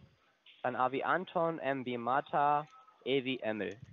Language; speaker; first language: German; non-native, fluent; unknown